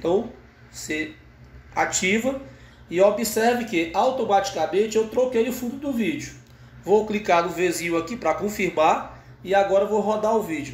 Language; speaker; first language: Portuguese; native; Portuguese